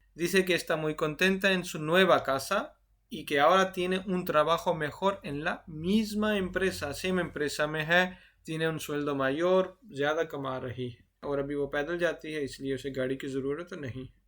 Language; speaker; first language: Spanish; non-native, fluent; Urdu